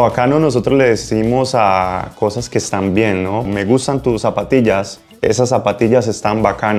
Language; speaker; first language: Spanish; native; Spanish